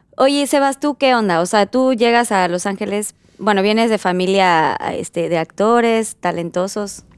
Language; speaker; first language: Spanish; native; Spanish